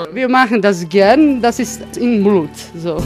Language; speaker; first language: German; non-native, learner; Croatian